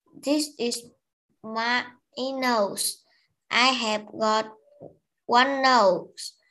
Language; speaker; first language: English; non-native, learner; Vietnamese